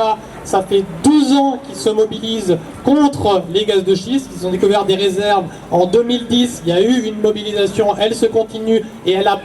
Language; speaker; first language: French; native; French